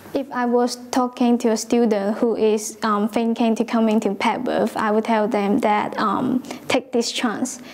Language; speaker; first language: English; non-native, local second language; Cantonese